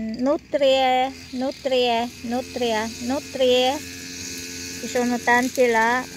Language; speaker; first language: Italian; non-native, fluent; Filipino